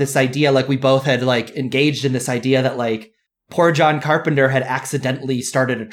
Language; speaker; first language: English; native; English